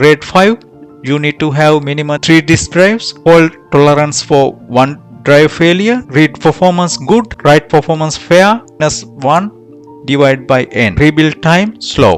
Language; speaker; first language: English; non-native, fluent; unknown